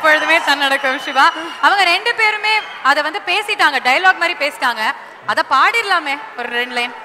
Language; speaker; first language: Tamil; native; Tamil